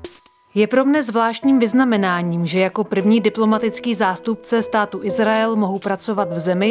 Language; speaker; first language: Czech; native; Czech